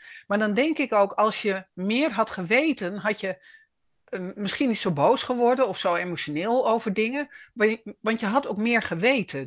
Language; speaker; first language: Dutch; native; Dutch